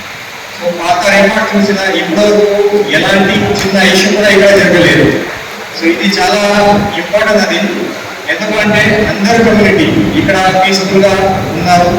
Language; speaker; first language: Telugu; non-native, fluent; Marathi